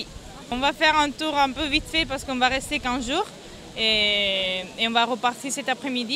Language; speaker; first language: French; non-native, fluent; Italian